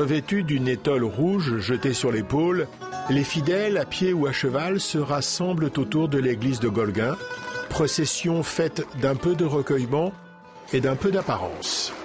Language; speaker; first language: French; native; French